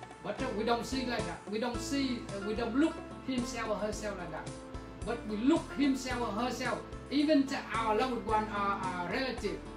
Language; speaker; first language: English; non-native, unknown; Vietnamese